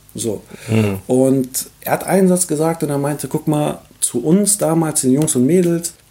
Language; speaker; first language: German; early bilingual, other home language; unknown